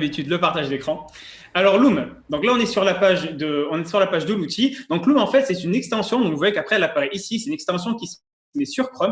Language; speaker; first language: French; native; French